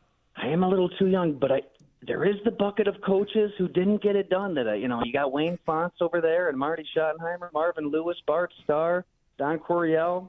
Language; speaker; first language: English; native; English